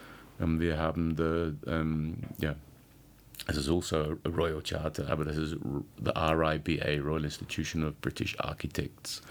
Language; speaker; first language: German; non-native, learner; English